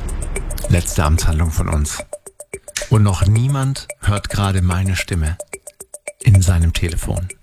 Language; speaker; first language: German; native; German